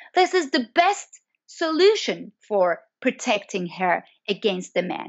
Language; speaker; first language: English; non-native, fluent; Persian